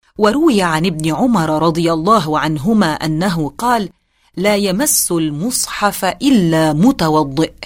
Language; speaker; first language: Arabic; native; Arabic